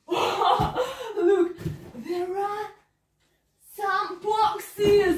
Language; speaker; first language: English; non-native, fluent; Russian